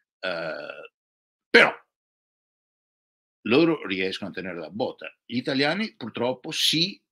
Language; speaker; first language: Italian; native; Italian